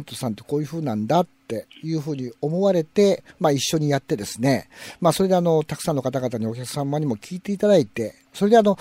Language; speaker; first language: Japanese; native; Japanese